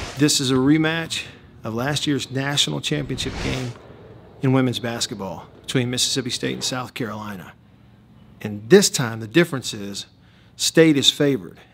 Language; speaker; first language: English; native; English